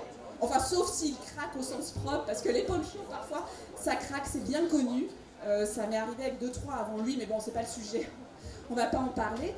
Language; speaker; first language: French; native; French